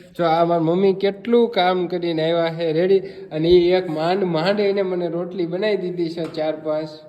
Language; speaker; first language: Gujarati; native; Gujarati